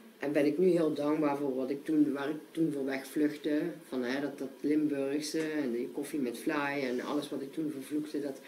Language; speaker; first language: Dutch; native; Dutch